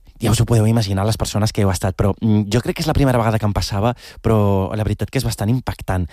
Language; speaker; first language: Catalan; early bilingual, other home language; Arabic